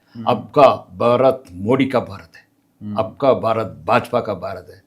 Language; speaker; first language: Hindi; non-native, local second language; Telugu